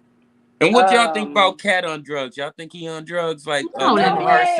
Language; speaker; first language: English; native; English